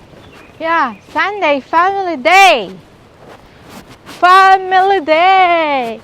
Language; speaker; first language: English; non-native, learner; Filipino